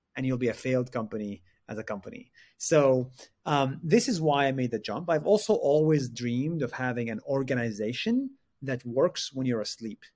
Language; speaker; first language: English; non-native, fluent; Arabic